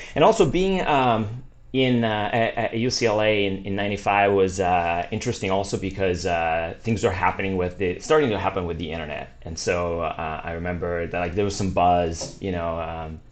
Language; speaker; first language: English; non-native, fluent; Italian